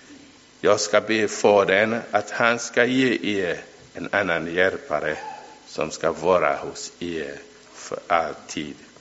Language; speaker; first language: Swedish; non-native, fluent; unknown